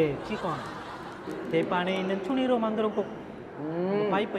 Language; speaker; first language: Korean; non-native, learner; Sinhala